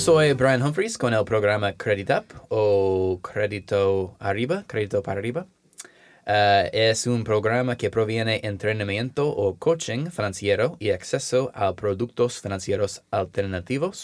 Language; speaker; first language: Spanish; non-native, learner; English